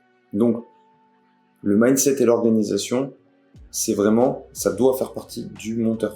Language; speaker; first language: French; native; French